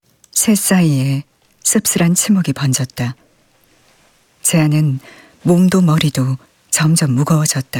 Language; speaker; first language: Korean; native; Korean